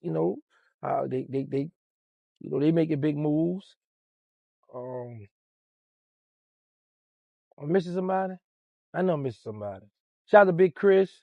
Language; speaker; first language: English; native; English